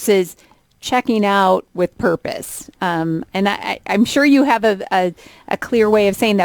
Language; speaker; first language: English; native; English